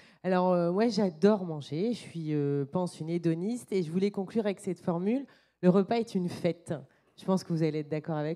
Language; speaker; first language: French; native; French